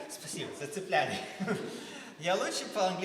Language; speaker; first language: Russian; early bilingual, heritage; Russian